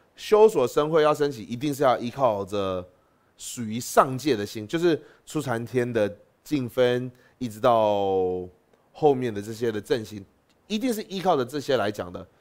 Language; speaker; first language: Chinese; native; Chinese